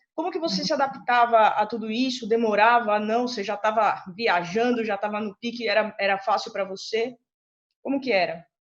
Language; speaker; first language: Portuguese; native; Portuguese